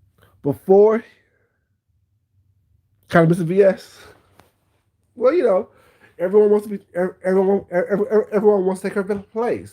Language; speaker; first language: English; native; English